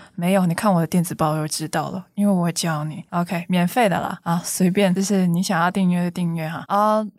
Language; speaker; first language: Chinese; non-native, local second language; Cantonese